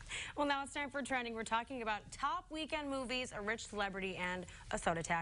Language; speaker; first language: English; native; English